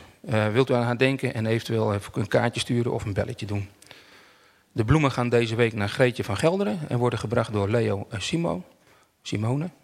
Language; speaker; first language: Dutch; native; Dutch